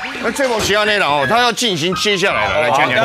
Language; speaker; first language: Chinese; native; Chinese